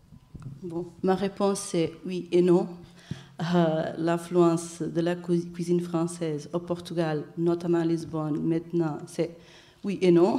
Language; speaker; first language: French; non-native, fluent; Portuguese